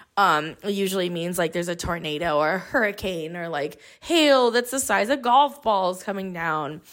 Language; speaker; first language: English; native; English